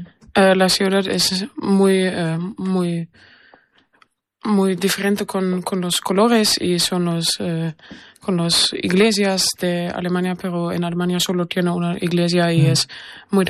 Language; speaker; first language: Spanish; non-native, learner; German